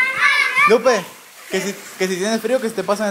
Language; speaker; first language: Spanish; native; Spanish